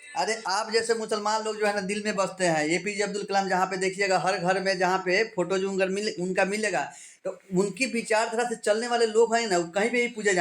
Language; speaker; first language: Hindi; native; Hindi